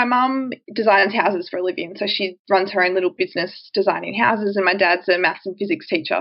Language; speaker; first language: English; native; English